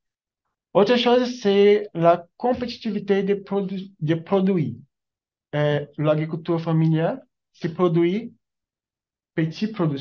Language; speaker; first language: French; non-native, learner; Portuguese